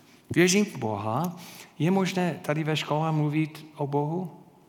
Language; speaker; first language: Czech; non-native, fluent; English